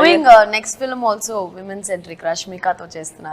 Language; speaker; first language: Telugu; non-native, fluent; Tamil